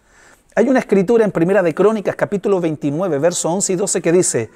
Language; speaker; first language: Spanish; native; Spanish